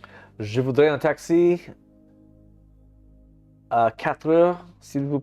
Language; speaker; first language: French; non-native, learner; English